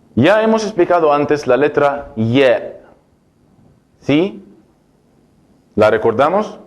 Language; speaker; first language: Spanish; non-native, fluent; Arabic